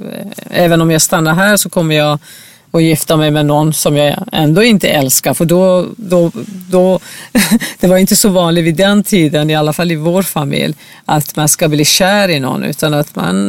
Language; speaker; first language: Swedish; non-native, fluent; Persian